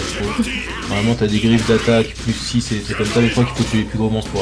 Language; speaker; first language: French; native; French